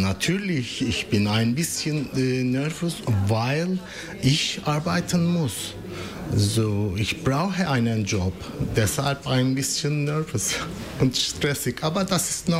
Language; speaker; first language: German; non-native, learner; Turkish